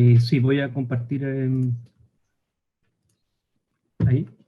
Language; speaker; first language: Spanish; native; Spanish